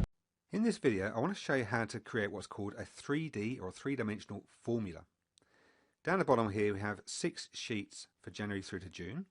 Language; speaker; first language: English; native; English